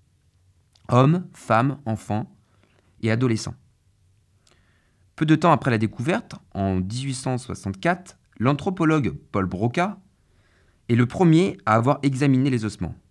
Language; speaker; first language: French; native; French